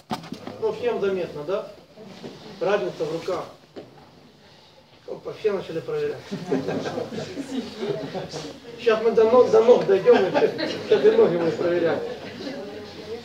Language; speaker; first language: Russian; native; Russian